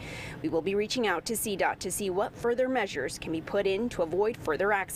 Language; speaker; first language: English; native; English